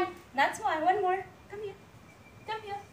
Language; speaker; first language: English; non-native, local second language; Filipino